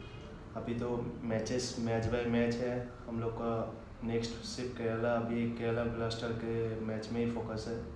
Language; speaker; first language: Hindi; non-native, local second language; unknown